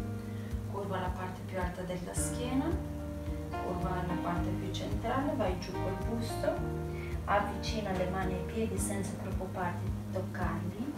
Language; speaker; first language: Italian; native; Italian